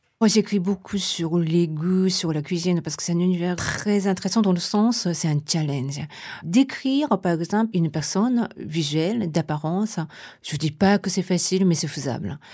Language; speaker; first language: French; non-native, fluent; Japanese